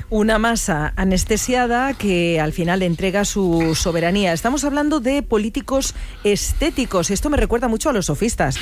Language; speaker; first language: Spanish; native; Spanish